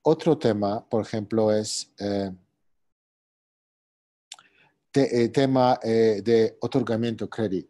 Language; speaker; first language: Spanish; non-native, fluent; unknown